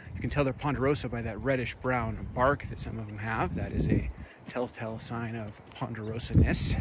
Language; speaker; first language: English; native; English